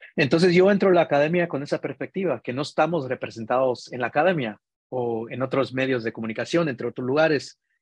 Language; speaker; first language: Spanish; early bilingual, heritage; Spanish